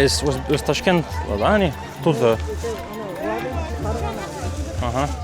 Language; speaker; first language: Russian; non-native, learner; Lithuanian